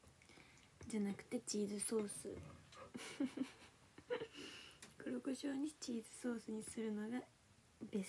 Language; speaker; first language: Japanese; native; Japanese